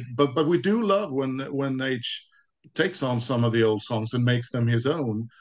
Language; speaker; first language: English; non-native, fluent; Swedish